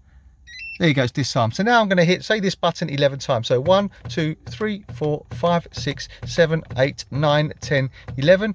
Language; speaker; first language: English; native; English